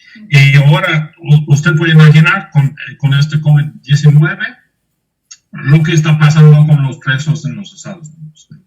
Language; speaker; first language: Spanish; non-native, fluent; English